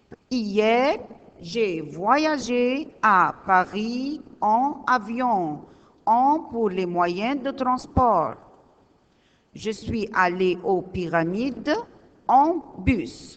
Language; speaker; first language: French; non-native, learner; Arabic